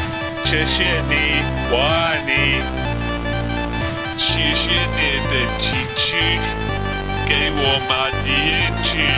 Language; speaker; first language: Chinese; non-native, learner; English